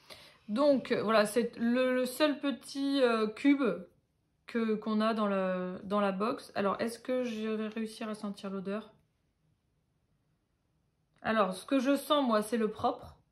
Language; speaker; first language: French; native; French